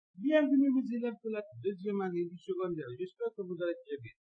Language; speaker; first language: French; non-native, fluent; Arabic